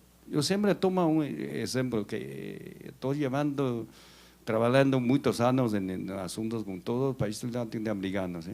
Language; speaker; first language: Portuguese; non-native, learner; Chinese